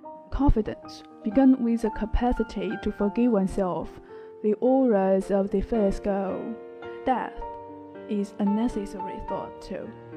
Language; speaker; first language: English; non-native, learner; Chinese